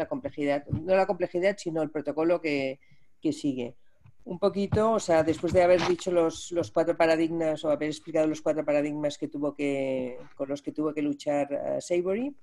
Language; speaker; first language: Spanish; native; Spanish